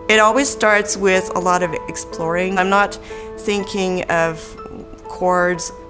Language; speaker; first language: English; native; English